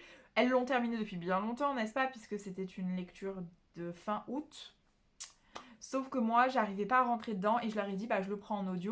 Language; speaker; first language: French; native; French